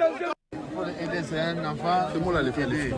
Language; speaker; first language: French; non-native, learner; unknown